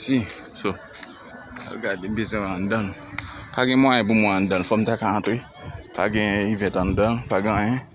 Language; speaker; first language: French; non-native, local second language; Haitian Creole